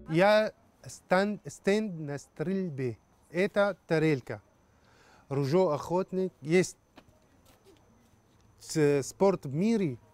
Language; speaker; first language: Russian; non-native, learner; Arabic